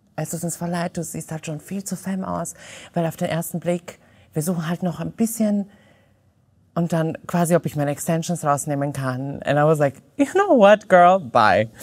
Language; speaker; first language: German; non-native, fluent; Serbian